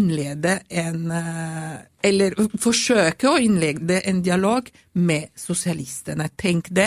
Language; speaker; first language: Swedish; non-native, fluent; Italian